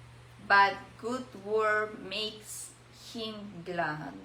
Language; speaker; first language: English; non-native, learner; Spanish